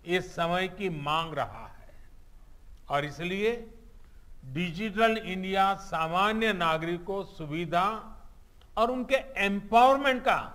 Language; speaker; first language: Hindi; non-native, local second language; Gujarati